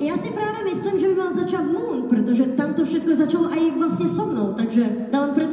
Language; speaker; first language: Slovak; native; Slovak